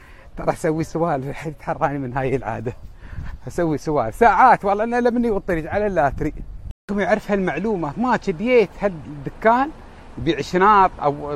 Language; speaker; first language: Arabic; native; Arabic